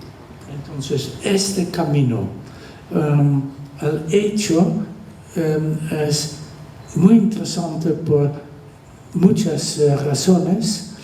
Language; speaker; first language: Spanish; non-native, fluent; Dutch